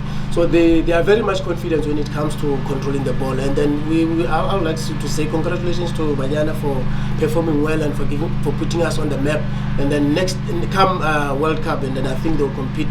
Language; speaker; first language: English; non-native, local second language; Northern Sotho